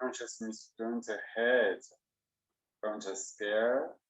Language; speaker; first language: English; non-native, learner; Chinese